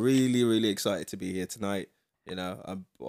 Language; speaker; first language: English; non-native, local second language; Yoruba